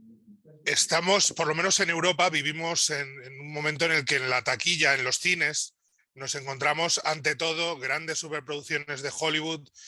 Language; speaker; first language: Spanish; native; Spanish